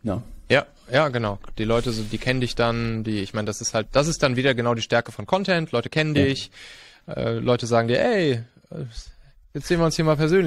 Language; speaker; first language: German; native; German